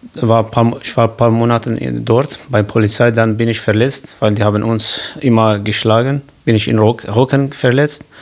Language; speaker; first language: German; non-native, learner; Kurdish